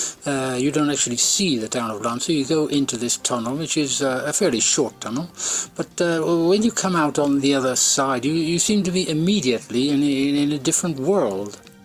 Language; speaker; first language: English; native; English